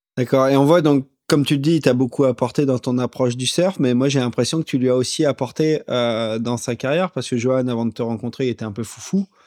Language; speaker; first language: French; native; French